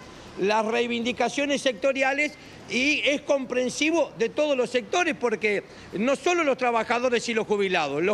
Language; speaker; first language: Spanish; native; Spanish